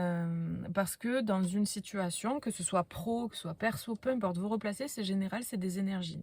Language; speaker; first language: French; native; French